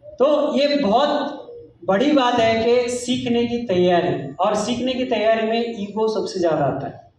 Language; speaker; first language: Hindi; native; Hindi